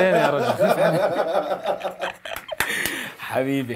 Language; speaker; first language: Arabic; native; Arabic